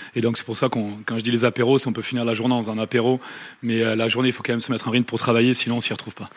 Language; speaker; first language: French; native; French